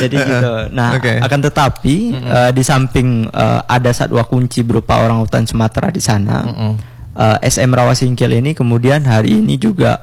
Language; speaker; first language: Indonesian; non-native, local second language; Minangkabau